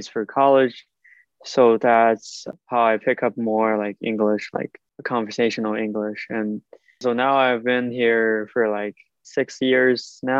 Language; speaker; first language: English; non-native, fluent; Chinese